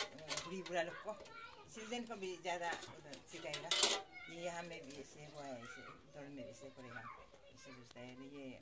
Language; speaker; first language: Hindi; non-native, local second language; Adi